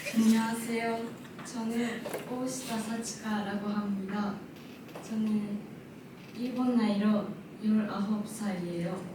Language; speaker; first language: Korean; non-native, learner; Japanese